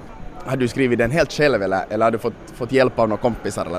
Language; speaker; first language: Swedish; native; Swedish